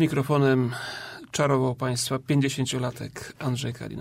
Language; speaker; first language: Polish; native; Polish